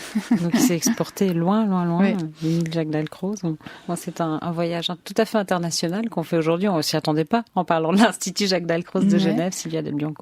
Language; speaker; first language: French; native; French